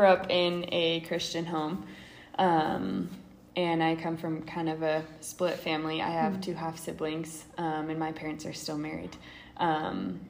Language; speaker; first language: English; native; English